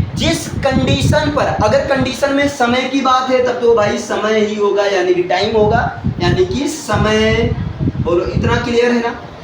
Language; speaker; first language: Hindi; native; Hindi